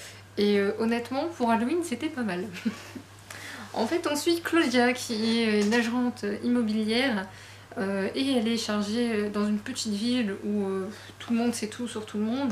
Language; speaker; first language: French; native; French